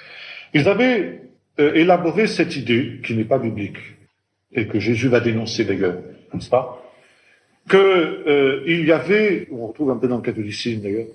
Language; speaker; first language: French; native; French